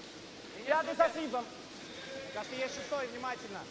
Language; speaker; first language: Russian; native; Russian